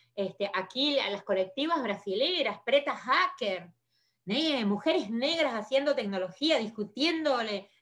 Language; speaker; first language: Spanish; native; Spanish